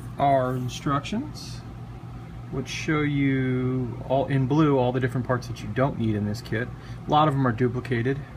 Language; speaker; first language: English; native; English